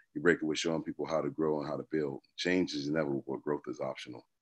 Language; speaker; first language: English; native; English